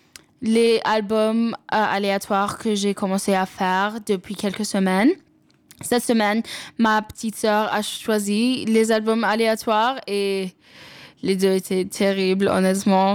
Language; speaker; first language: French; non-native, local second language; English